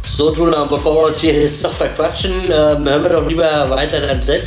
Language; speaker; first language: German; native; German